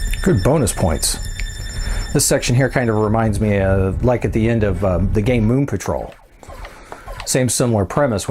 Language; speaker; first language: English; native; English